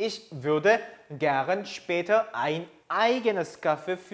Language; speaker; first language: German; non-native, fluent; Korean